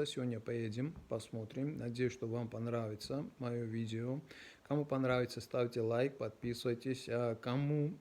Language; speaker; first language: Russian; non-native, local second language; Georgian